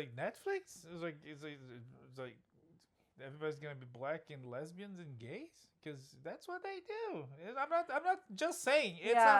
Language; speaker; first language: English; non-native, fluent; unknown